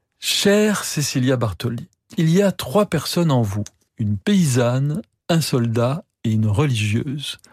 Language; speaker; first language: French; native; French